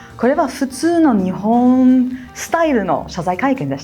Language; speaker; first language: Japanese; non-native, fluent; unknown